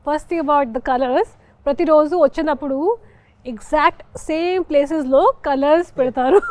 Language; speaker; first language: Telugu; non-native, fluent; Hindi